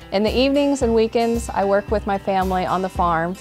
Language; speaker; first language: English; native; English